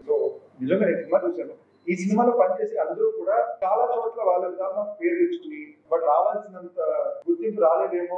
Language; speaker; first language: Telugu; native; Telugu